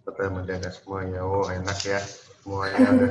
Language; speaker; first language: Indonesian; native; Indonesian